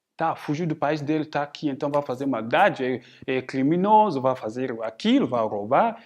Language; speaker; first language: Portuguese; non-native, fluent; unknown